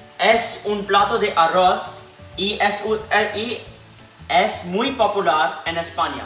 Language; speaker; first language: Spanish; non-native, learner; English